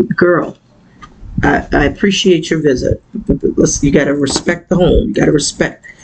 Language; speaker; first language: English; native; English